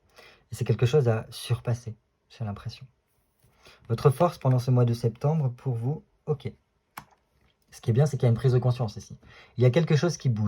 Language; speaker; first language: French; native; French